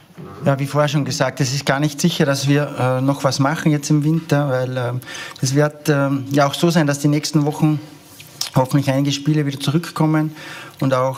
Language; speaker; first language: German; native; German